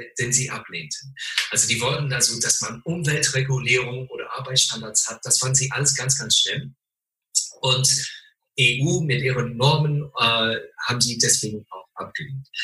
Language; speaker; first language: German; non-native, fluent; English